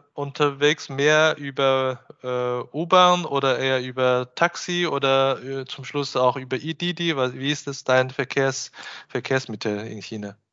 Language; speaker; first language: German; non-native, fluent; Chinese